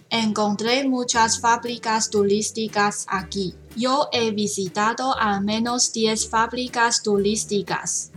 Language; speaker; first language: Spanish; non-native, learner; Chinese